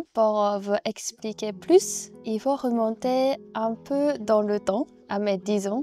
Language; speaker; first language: French; non-native, fluent; Japanese